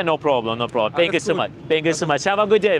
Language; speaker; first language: English; non-native, learner; Lithuanian